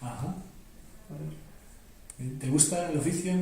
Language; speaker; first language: Spanish; native; Spanish